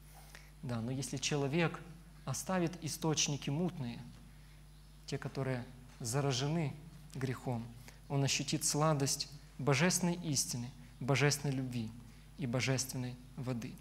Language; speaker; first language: Russian; native; Russian